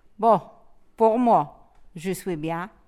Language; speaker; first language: French; non-native, learner; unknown